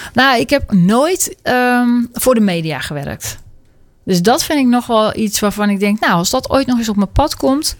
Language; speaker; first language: Dutch; native; Dutch